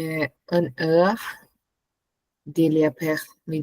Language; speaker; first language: French; non-native, learner; Portuguese